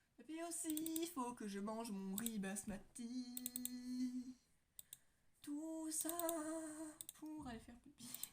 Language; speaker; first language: French; native; French